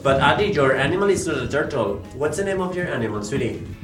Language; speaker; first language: English; non-native, fluent; Spanish